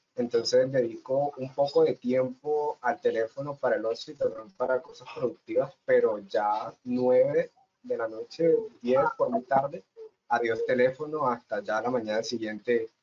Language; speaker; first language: Spanish; native; Spanish